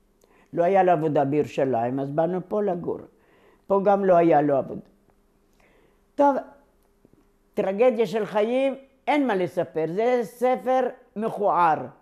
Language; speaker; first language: Hebrew; non-native, local second language; Ladino